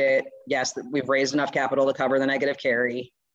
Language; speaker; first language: English; native; English